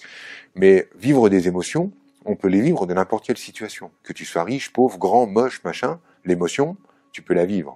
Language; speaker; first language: French; native; French